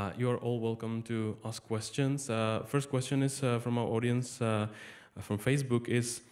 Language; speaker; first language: English; non-native, fluent; Czech